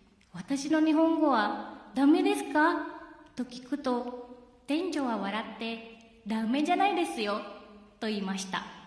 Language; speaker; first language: Japanese; non-native, fluent; Indonesian